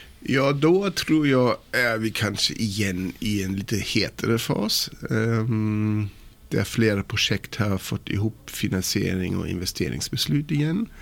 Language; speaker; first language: Swedish; non-native, fluent; German